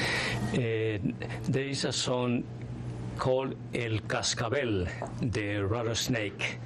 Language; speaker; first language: English; non-native, fluent; Spanish